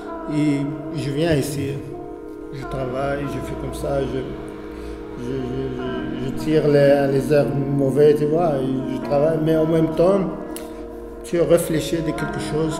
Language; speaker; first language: French; non-native, fluent; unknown